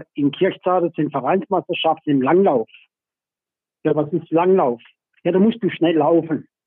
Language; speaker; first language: German; native; German